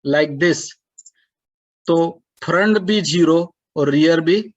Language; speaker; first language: Hindi; non-native, local second language; Marathi